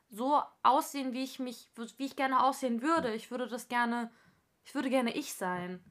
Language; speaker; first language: German; early bilingual, other home language; Turkish